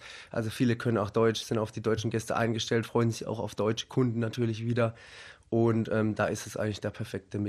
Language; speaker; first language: German; native; German